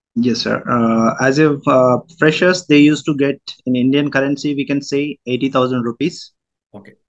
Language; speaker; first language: English; non-native, local second language; Telugu